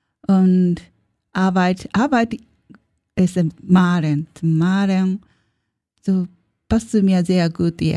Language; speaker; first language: German; non-native, learner; Japanese